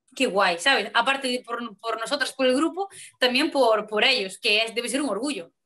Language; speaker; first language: Spanish; native; Spanish